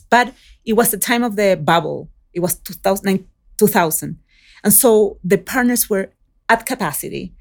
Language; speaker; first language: English; early bilingual, other home language; Spanish